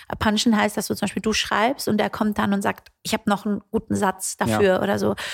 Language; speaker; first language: German; early bilingual, other home language; Persian